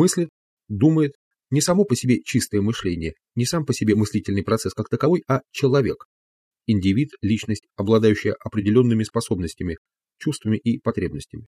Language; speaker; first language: Russian; native; Russian